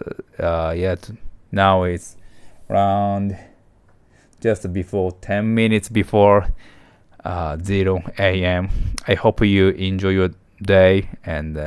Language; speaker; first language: English; non-native, learner; Japanese